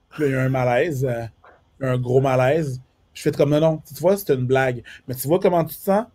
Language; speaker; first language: French; early bilingual, other home language; Haitian Creole